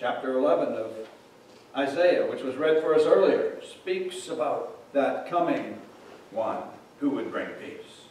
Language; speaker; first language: English; native; English